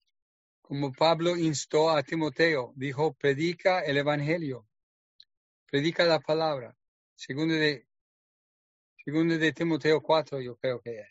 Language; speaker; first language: Spanish; non-native, fluent; English